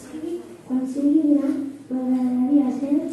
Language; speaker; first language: Catalan; non-native, local second language; Spanish